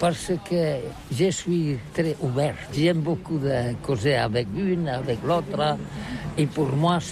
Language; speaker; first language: French; non-native, learner; Catalan